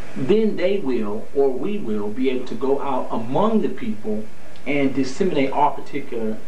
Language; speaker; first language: English; native; English